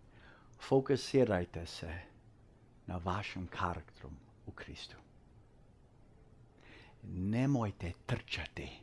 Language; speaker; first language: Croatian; early bilingual, heritage; English